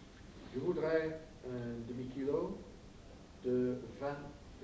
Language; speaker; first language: French; non-native, fluent; English